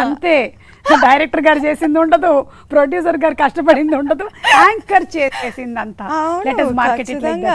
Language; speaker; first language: Telugu; native; Telugu